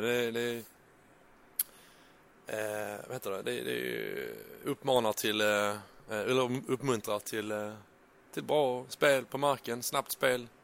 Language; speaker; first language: Swedish; native; Swedish